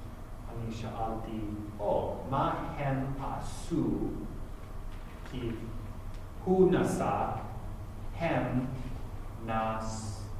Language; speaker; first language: Hebrew; non-native, fluent; English